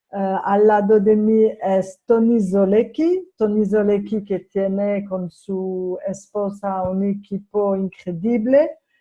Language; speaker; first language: Spanish; non-native, fluent; French